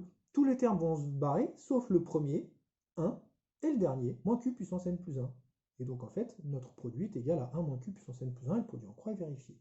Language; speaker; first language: French; native; French